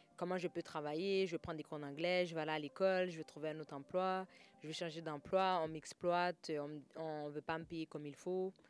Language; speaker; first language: French; native; French